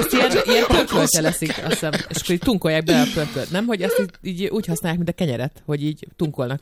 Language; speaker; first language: Hungarian; native; Hungarian